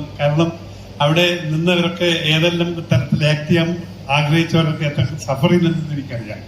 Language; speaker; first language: Malayalam; native; Malayalam